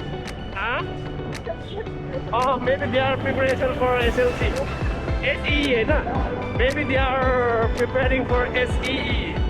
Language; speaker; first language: English; non-native, fluent; Nepali